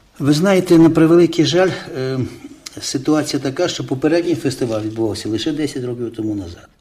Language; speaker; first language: Ukrainian; native; Ukrainian